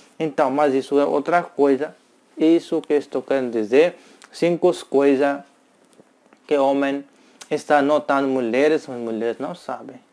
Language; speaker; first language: Portuguese; non-native, learner; Hindi